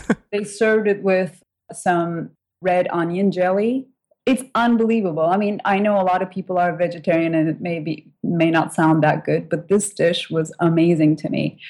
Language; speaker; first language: English; non-native, fluent; Turkish